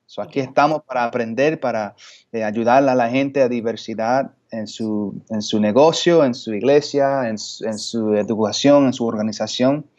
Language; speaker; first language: Spanish; early bilingual, heritage; Spanish